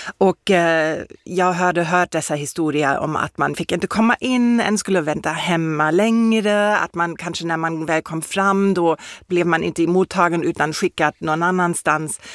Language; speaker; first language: Swedish; non-native, fluent; German